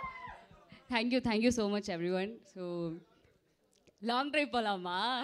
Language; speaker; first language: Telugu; non-native, learner; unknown